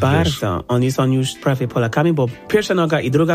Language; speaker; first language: Polish; non-native, fluent; English